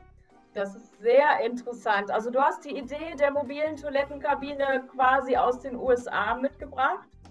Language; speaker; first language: German; native; German